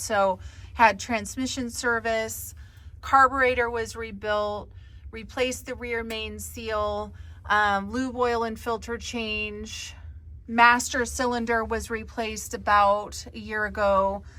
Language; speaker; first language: English; native; English